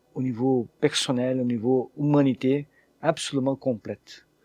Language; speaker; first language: French; non-native, fluent; Portuguese